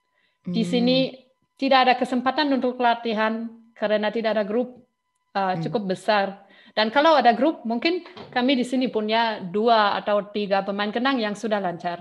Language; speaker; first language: Indonesian; non-native, fluent; German